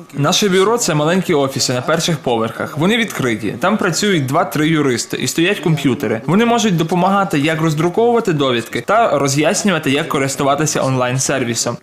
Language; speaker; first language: Ukrainian; non-native, fluent; Georgian